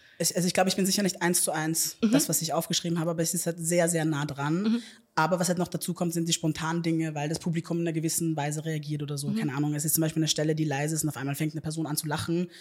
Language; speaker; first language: German; native; German